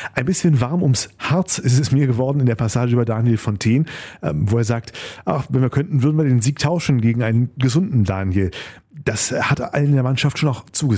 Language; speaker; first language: German; native; German